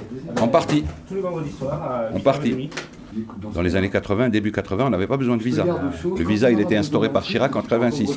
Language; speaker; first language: French; non-native, local second language; Arabic